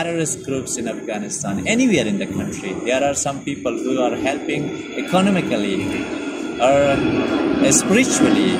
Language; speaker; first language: English; non-native, fluent; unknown